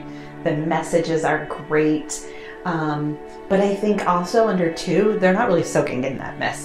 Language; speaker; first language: English; native; English